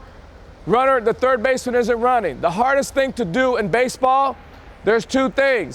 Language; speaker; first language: English; native; English